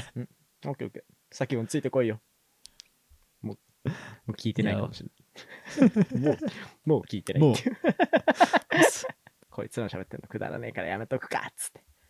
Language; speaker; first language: Japanese; native; Japanese